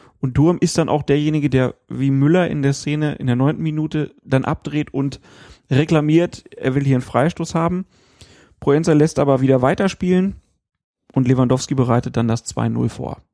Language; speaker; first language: German; native; German